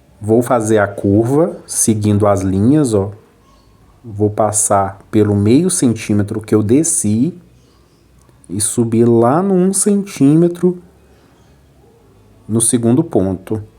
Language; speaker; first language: Portuguese; native; Portuguese